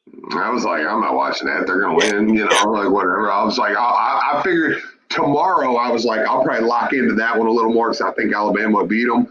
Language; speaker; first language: English; native; English